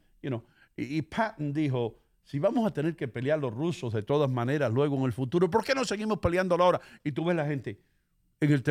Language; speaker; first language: Spanish; native; Spanish